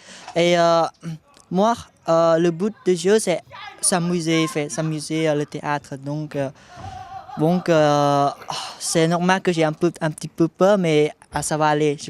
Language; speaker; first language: French; non-native, fluent; Khmer